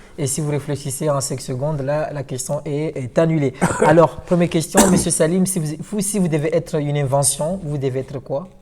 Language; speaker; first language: French; non-native, local second language; Ngazidja Comorian